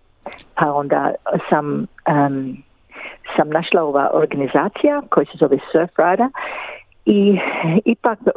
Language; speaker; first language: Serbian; early bilingual, heritage; English